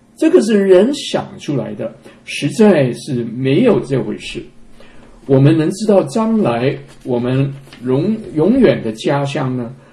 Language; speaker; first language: Chinese; non-native, local second language; Cantonese